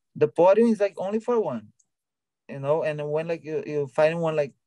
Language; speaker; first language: English; non-native, learner; Portuguese